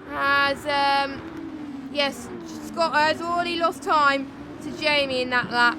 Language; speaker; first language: English; native; English